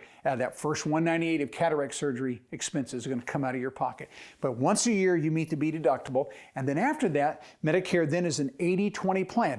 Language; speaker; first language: English; native; English